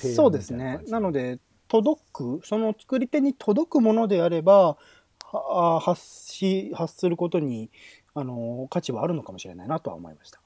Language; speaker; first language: Japanese; native; Japanese